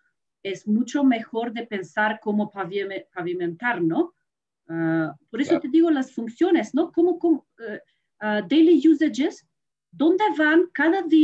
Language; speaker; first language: Spanish; non-native, fluent; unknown